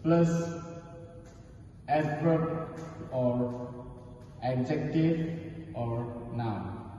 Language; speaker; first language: English; non-native, learner; Indonesian